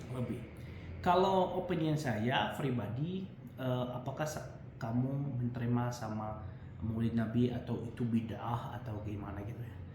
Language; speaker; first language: Indonesian; non-native, fluent; Arabic